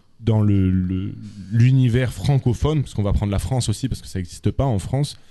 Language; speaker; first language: French; native; French